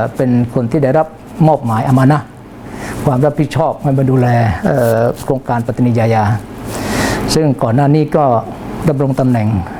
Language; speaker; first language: Thai; non-native, local second language; Malay